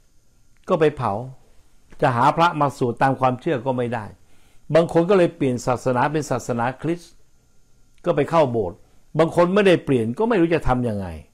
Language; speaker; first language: Thai; native; Thai